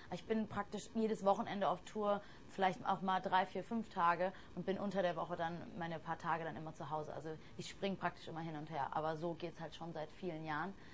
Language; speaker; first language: German; early bilingual, other home language; English